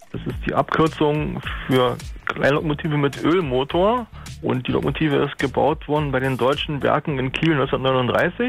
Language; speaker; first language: German; native; German